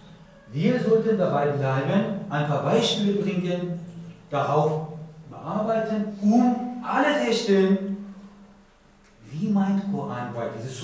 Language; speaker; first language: German; non-native, learner; Persian